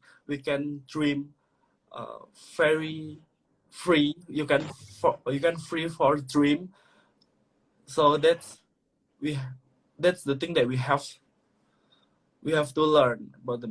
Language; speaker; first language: English; non-native, learner; Indonesian